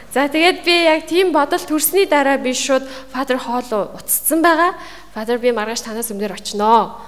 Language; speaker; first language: Mongolian; native; Mongolian